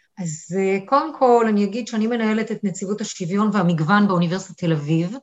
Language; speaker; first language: Hebrew; native; Hebrew